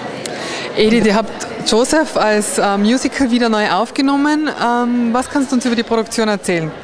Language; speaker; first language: German; native; German